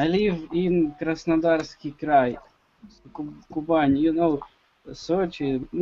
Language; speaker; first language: English; non-native, learner; Russian